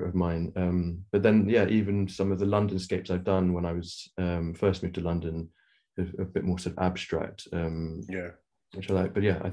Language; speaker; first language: English; native; English